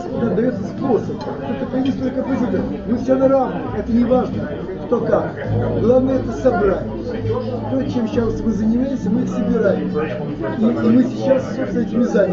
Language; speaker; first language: Russian; native; Russian